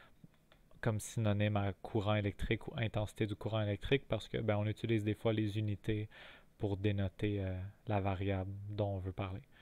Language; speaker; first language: French; native; French